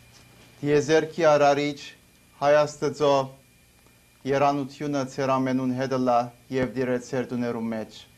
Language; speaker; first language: Armenian; early bilingual, heritage; Armenian